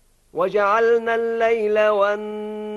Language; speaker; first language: Arabic; native; Arabic